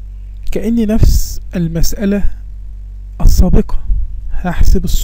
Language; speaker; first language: Arabic; native; Arabic